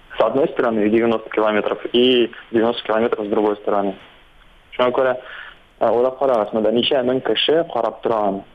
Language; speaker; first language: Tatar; native; Tatar